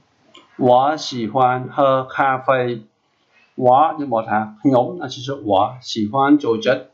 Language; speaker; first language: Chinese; non-native, fluent; Khmer